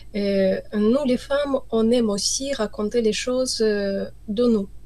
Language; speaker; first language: French; non-native, fluent; Ukrainian